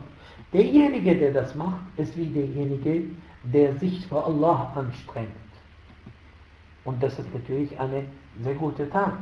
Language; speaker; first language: German; non-native, fluent; Arabic